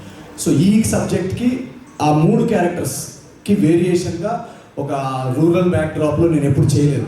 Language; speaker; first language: Telugu; native; Telugu